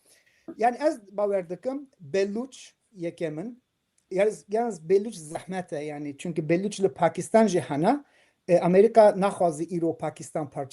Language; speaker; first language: Kurdish; non-native, local second language; Turkish